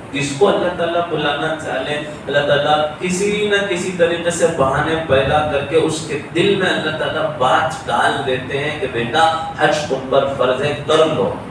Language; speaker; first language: Urdu; native; Urdu